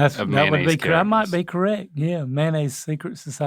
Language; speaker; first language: English; native; English